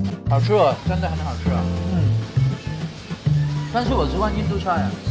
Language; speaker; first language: Chinese; non-native, learner; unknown